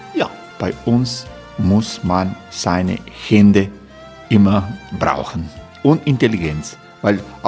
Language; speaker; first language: German; non-native, fluent; Croatian